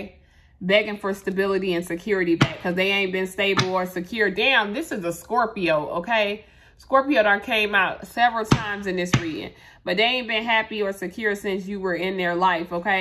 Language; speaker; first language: English; native; English